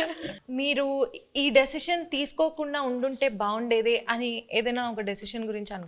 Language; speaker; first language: Telugu; native; Telugu